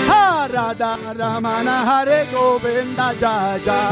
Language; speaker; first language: English; non-native, fluent; Czech